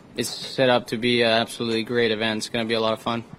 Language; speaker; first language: English; non-native, fluent; Spanish